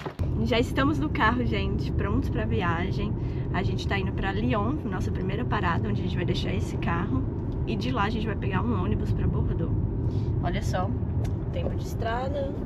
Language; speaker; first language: Portuguese; native; Portuguese